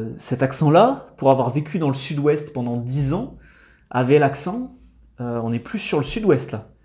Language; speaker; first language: French; native; French